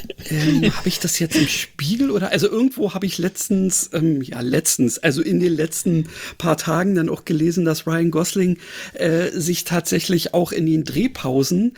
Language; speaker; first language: German; native; German